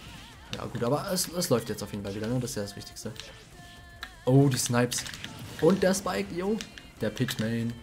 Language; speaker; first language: German; native; German